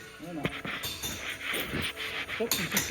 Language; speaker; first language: French; native; French